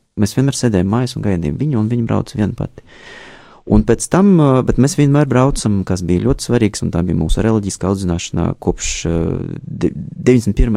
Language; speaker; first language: Latvian; non-native, fluent; Russian